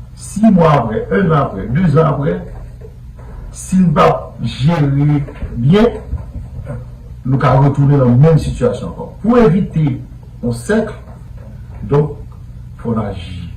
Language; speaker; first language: Haitian Creole; native; Haitian Creole